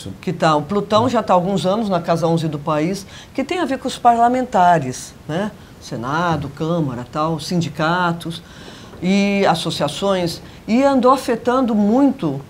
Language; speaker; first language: Portuguese; native; Portuguese